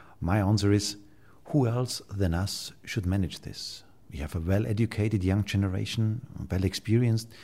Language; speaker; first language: English; non-native, fluent; German